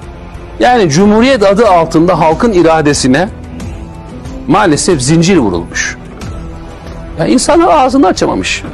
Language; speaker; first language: Turkish; native; Turkish